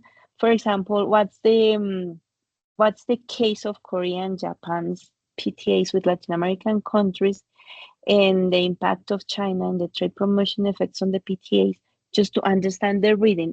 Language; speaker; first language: English; non-native, fluent; Spanish